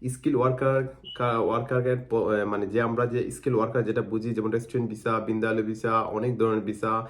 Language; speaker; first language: Bangla; non-native, local second language; Sylheti